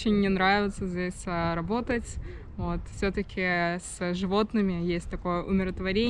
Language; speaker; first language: Russian; native; Russian